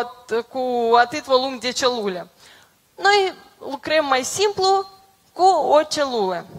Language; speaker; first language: Romanian; non-native, local second language; Russian